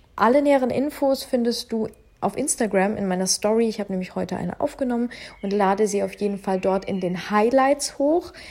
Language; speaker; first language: German; early bilingual, other home language; Russian